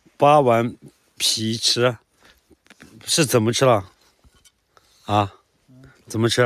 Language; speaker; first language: Chinese; native; Chinese